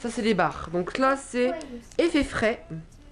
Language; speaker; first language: French; native; French